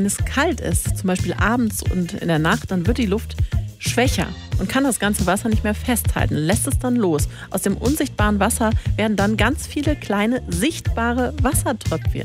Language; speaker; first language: German; native; German